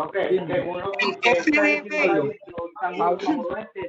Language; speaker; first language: Spanish; native; Spanish